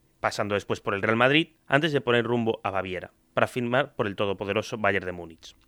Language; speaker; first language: Spanish; native; Spanish